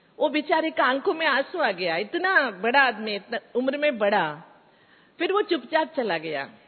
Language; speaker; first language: Hindi; non-native, local second language; Kannada